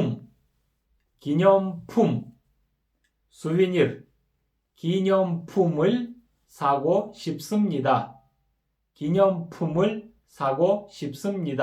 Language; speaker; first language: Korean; non-native, fluent; Kyrgyz